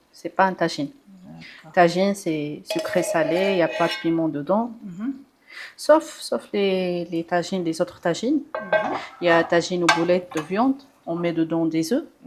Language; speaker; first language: French; non-native, local second language; Arabic